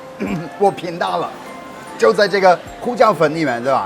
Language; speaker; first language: Chinese; non-native, fluent; English